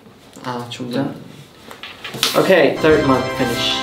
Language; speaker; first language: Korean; non-native, fluent; Chinese